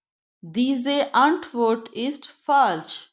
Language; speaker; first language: German; non-native, learner; Urdu